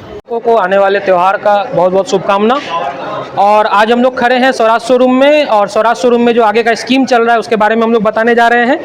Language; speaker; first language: Hindi; native; Hindi